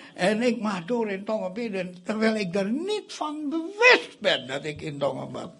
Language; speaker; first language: Dutch; non-native, fluent; Indonesian